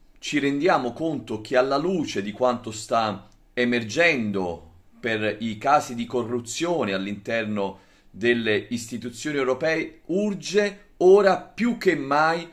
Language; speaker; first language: Italian; native; Italian